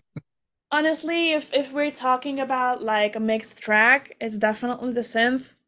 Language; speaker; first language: English; non-native, fluent; Hungarian